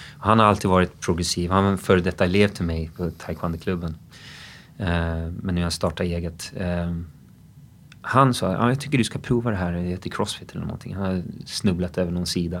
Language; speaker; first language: Swedish; early bilingual, other home language; English